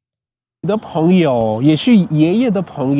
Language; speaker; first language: Chinese; non-native, fluent; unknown